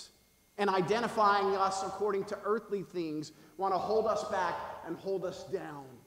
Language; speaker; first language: English; native; English